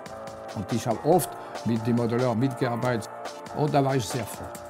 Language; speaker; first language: German; non-native, fluent; French